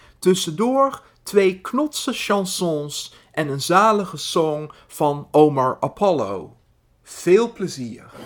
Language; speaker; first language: Dutch; native; Dutch